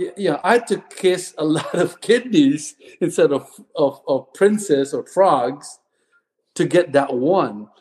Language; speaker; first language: English; non-native, local second language; Cebuano